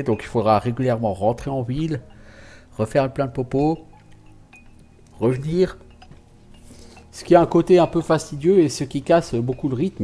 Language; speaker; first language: French; native; French